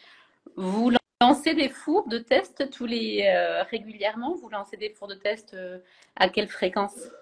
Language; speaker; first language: French; native; French